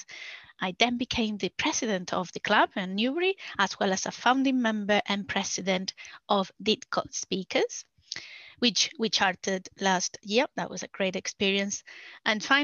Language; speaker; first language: English; non-native, fluent; Spanish